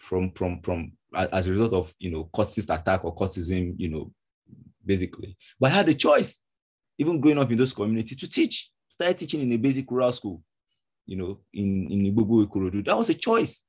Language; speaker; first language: English; non-native, local second language; Yoruba